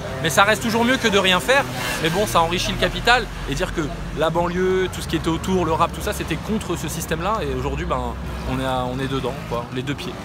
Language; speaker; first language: French; early bilingual, other home language; Arabic